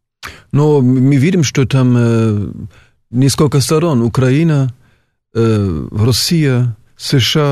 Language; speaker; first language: Russian; non-native, fluent; German